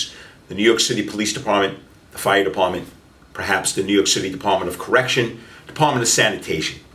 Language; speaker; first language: English; native; English